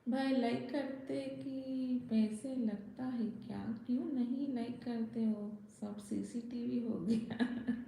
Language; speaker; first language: Hindi; non-native, local second language; Telugu